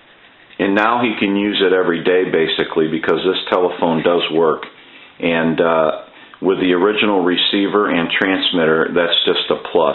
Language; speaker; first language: English; native; English